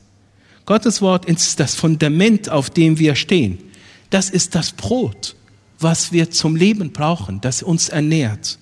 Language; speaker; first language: German; non-native, fluent; Arabic